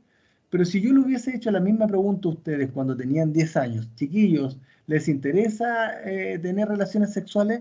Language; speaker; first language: Spanish; native; Spanish